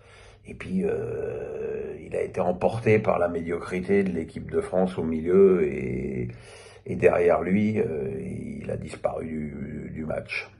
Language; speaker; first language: French; native; French